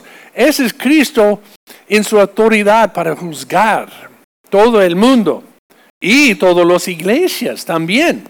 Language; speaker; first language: Spanish; non-native, fluent; English